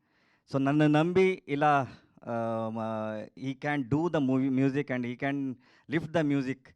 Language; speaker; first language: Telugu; non-native, learner; Kannada